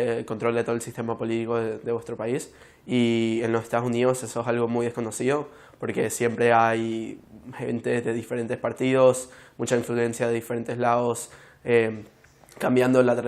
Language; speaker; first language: Spanish; early bilingual, heritage; Spanish